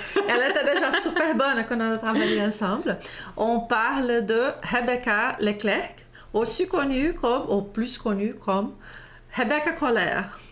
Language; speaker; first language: French; non-native, fluent; Portuguese